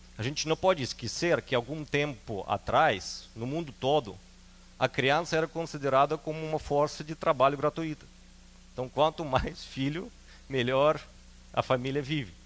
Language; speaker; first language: Portuguese; non-native, fluent; Russian